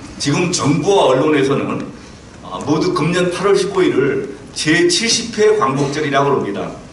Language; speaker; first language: Korean; native; Korean